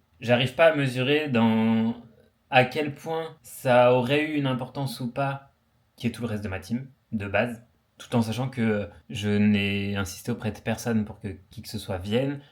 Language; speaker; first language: French; native; French